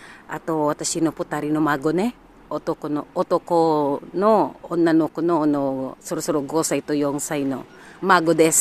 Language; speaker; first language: Japanese; non-native, learner; Filipino